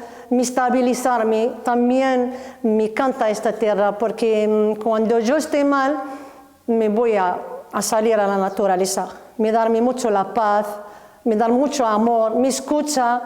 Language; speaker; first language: Spanish; non-native, learner; Arabic